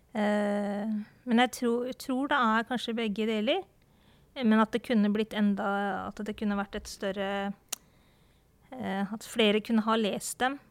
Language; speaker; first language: Norwegian; early bilingual, other home language; Urdu